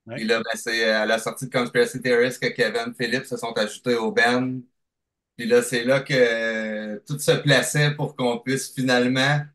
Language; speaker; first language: French; native; French